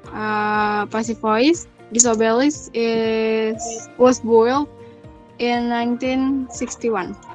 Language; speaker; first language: English; non-native, learner; Indonesian